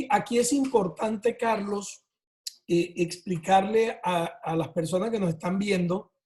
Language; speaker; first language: Spanish; native; Spanish